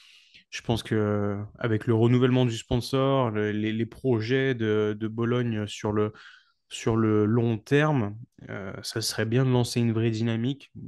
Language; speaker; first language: French; native; French